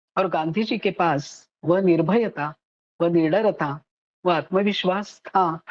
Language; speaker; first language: Hindi; non-native, local second language; Marathi